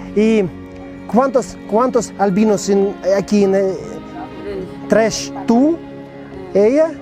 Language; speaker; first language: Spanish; non-native, learner; Russian